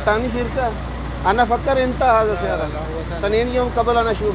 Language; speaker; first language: Arabic; non-native, learner; Urdu